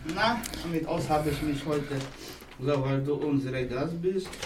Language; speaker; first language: German; non-native, fluent; Russian